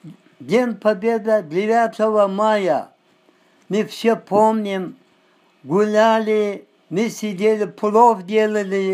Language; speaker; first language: Russian; non-native, local second language; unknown